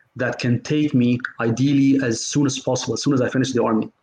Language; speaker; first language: English; non-native, fluent; Arabic